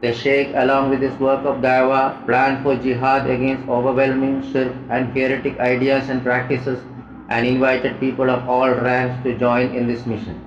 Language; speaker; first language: English; non-native, local second language; Malayalam